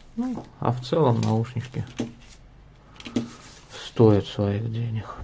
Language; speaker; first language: Russian; native; Russian